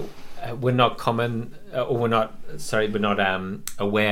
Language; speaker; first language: English; native; English